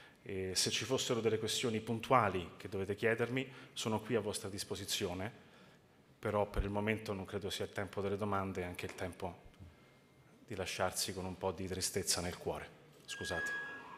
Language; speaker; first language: Italian; native; Italian